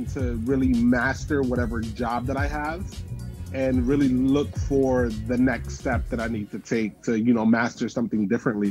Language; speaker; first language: English; native; English